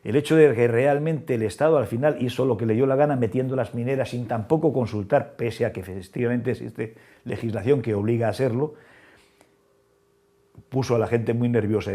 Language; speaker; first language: Spanish; native; Spanish